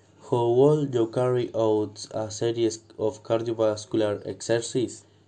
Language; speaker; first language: English; non-native, learner; Spanish